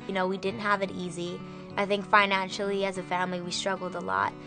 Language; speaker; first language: English; early bilingual, other home language; Spanish